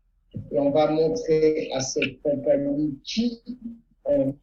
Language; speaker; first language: French; non-native, fluent; Italian